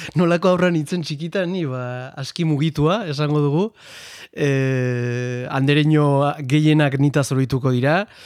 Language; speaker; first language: Basque; non-native, local second language; Spanish